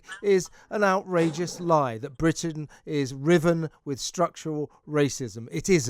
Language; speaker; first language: English; native; English